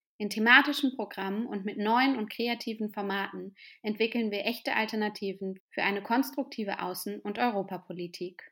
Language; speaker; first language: German; native; German